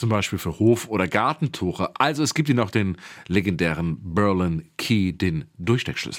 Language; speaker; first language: German; native; German